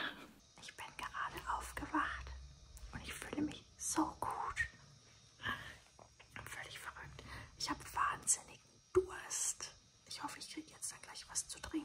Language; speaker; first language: German; native; German